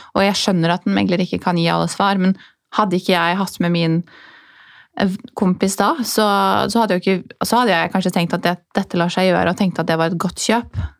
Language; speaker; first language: Norwegian; native; Norwegian